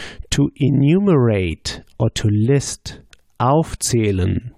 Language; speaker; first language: German; native; German